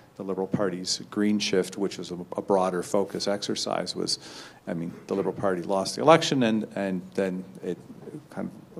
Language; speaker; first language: English; native; English